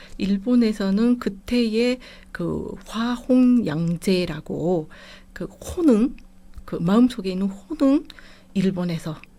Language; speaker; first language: Korean; non-native, fluent; Japanese